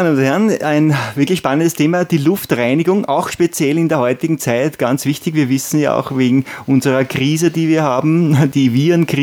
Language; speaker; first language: German; native; German